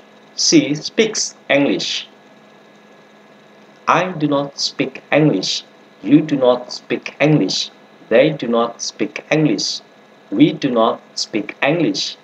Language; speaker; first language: English; non-native, learner; Indonesian